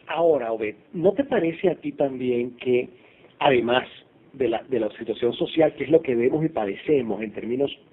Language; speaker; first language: Spanish; native; Spanish